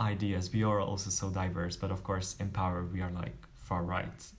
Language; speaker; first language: English; non-native, fluent; Hungarian